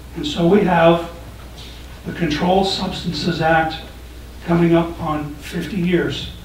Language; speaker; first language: English; native; English